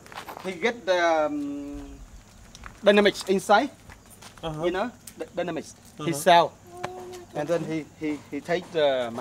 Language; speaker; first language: English; non-native, learner; Vietnamese